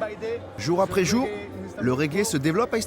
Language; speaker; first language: French; native; French